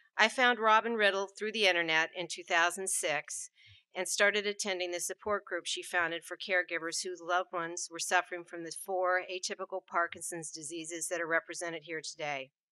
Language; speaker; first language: English; native; English